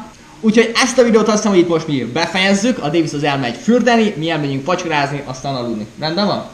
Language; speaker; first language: Hungarian; native; Hungarian